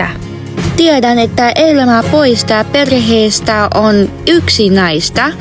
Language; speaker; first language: Finnish; non-native, learner; Vietnamese